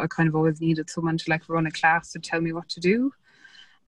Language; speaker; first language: English; native; English